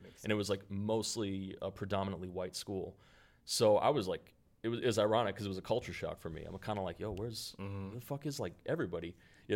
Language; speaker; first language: English; native; English